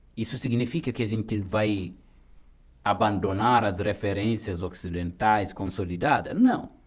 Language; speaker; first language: Portuguese; non-native, fluent; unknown